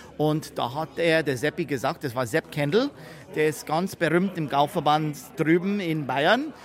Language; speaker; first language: German; non-native, fluent; English